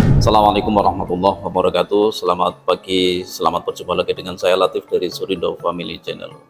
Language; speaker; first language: Indonesian; native; Indonesian